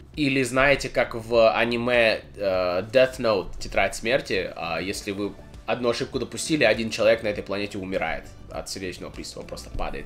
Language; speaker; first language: Russian; native; Russian